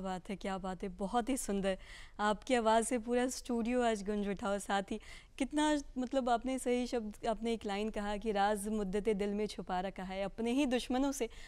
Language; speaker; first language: Hindi; native; Hindi